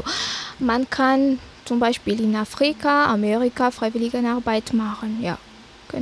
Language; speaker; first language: German; non-native, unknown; Malagasy